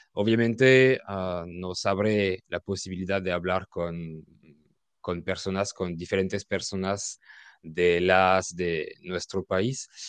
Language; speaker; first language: Spanish; non-native, fluent; French